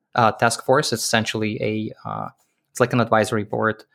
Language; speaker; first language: English; early bilingual, other home language; Russian